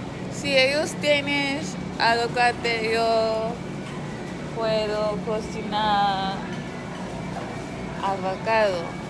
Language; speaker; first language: Spanish; non-native, learner; English